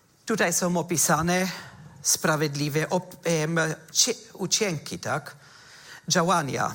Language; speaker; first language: Polish; non-native, fluent; German